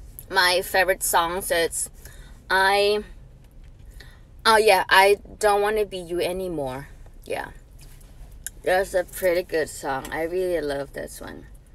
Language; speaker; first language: English; non-native, learner; Thai